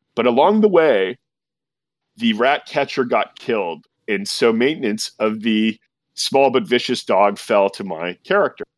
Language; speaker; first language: English; native; English